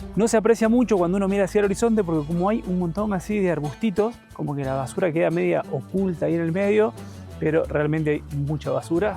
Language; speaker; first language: Spanish; native; Spanish